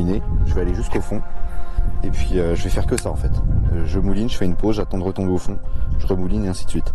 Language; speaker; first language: French; native; French